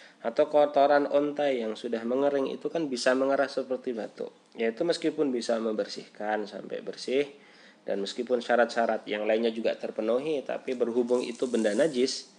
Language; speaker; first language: Indonesian; native; Indonesian